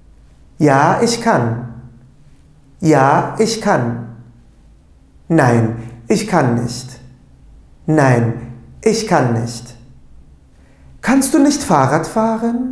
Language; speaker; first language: German; non-native, fluent; Turkish